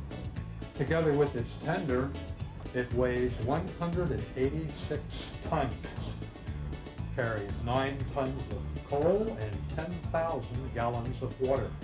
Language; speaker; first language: English; native; English